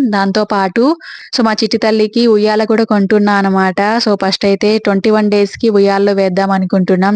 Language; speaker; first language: Telugu; non-native, local second language; Lambadi